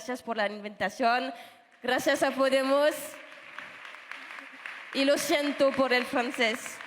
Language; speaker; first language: Spanish; non-native, fluent; French